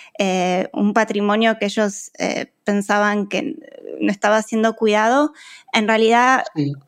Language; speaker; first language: Spanish; native; Spanish